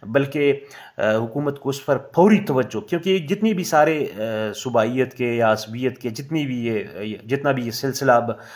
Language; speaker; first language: Urdu; non-native, local second language; Pashto